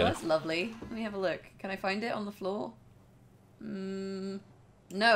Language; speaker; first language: English; native; English